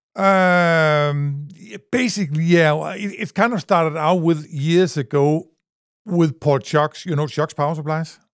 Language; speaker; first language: English; non-native, fluent; Danish